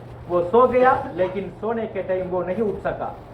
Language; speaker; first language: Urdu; non-native, fluent; Tamil